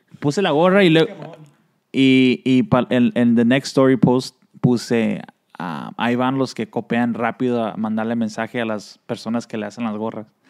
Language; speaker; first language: Spanish; early bilingual, heritage; Spanish